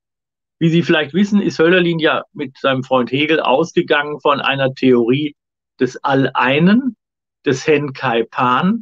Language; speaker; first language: German; native; German